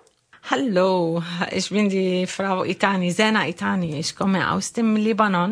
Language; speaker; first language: German; non-native, learner; Arabic